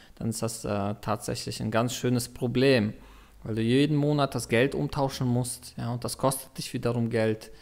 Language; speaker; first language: German; non-native, fluent; Russian